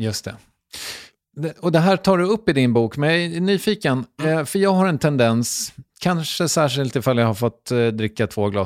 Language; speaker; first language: Swedish; native; Swedish